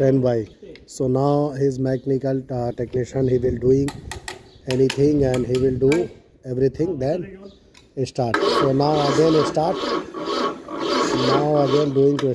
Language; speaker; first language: English; non-native, learner; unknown